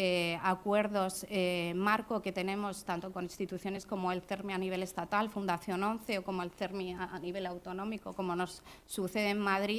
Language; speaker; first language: Spanish; native; Spanish